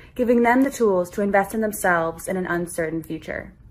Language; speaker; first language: English; native; English